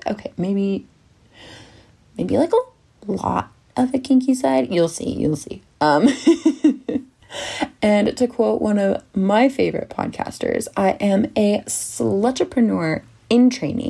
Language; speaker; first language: English; native; English